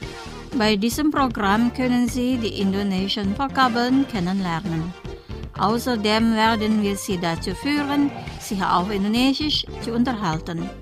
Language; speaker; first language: German; non-native, fluent; Indonesian